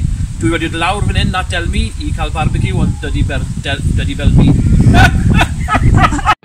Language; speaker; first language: Welsh; native; Welsh